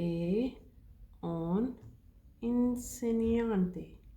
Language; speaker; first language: Italian; non-native, learner; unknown